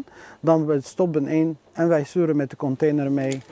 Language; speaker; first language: Dutch; non-native, learner; Arabic